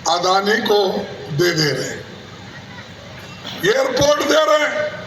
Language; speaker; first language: Hindi; non-native, local second language; Kannada